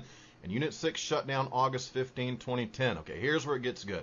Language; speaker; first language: English; native; English